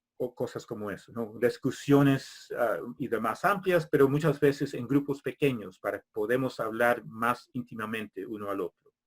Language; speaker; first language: Spanish; non-native, fluent; English